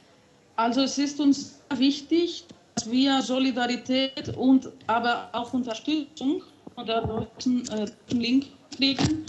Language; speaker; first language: German; non-native, fluent; Greek